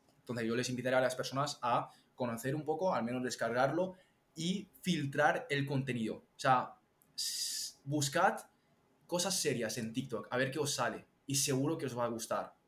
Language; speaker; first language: Spanish; early bilingual, other home language; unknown